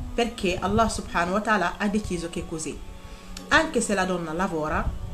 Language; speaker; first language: Italian; non-native, fluent; Wolof